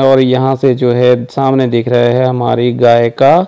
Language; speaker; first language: Hindi; native; Hindi